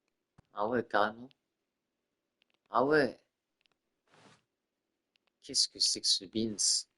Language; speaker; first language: French; native; French